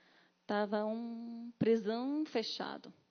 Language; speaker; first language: Portuguese; non-native, learner; Arabic